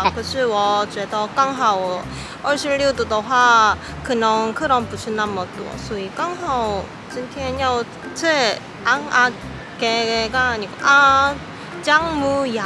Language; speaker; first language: Chinese; non-native, fluent; Korean